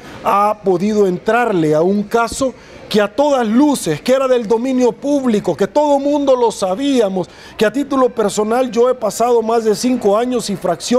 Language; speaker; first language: Spanish; native; Spanish